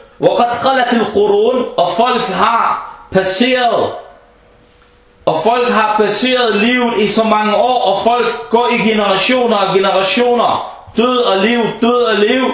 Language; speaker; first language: Danish; non-native, fluent; Arabic